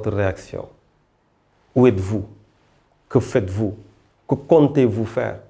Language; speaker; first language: French; non-native, local second language; Wolof